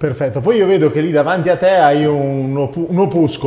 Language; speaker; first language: Italian; native; Italian